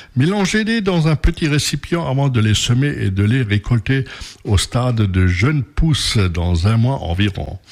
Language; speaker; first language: French; native; French